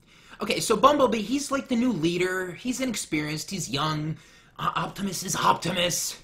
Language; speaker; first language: English; native; English